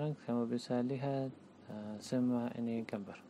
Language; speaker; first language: Indonesian; non-native, learner; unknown